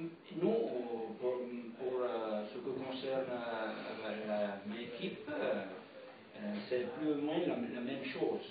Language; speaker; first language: French; non-native, fluent; Italian